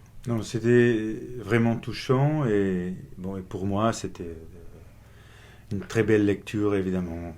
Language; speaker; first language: French; non-native, fluent; Portuguese